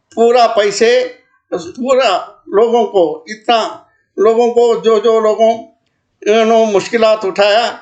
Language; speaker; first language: Hindi; non-native, local second language; Telugu